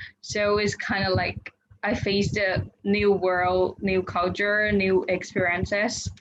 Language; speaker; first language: English; non-native, fluent; Thai